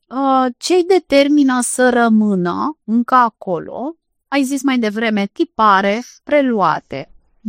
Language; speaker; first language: Romanian; native; Romanian